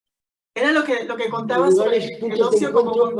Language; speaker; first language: Spanish; native; Spanish